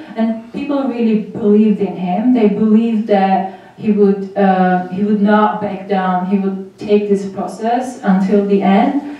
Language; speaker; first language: English; non-native, fluent; Armenian